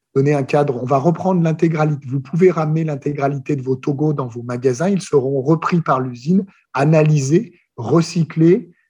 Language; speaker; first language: French; native; French